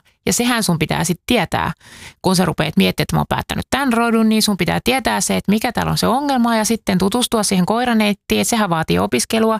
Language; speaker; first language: Finnish; native; Finnish